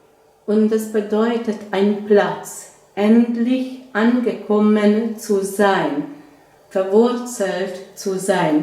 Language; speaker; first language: German; non-native, fluent; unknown